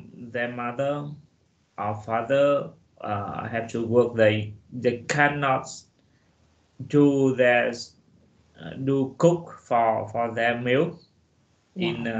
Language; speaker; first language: English; non-native, learner; Vietnamese